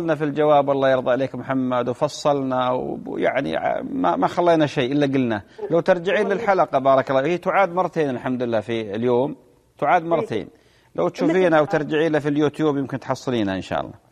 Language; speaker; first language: Arabic; native; Arabic